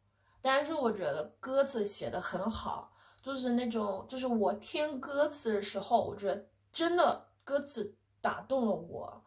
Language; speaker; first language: Chinese; non-native, fluent; English